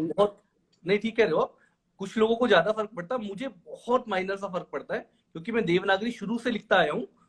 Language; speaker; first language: Hindi; native; Hindi